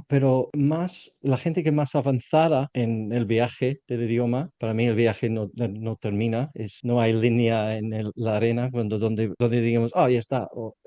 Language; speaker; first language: Spanish; non-native, learner; English